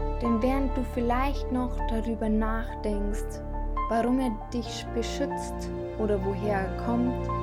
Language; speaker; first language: German; native; German